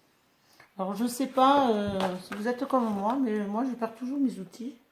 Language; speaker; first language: French; native; French